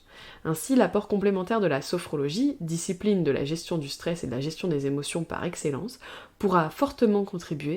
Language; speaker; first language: French; native; French